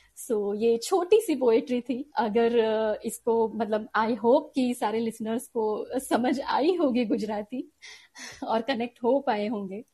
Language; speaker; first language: Hindi; non-native, local second language; Gujarati